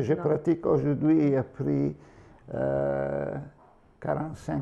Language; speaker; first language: French; non-native, fluent; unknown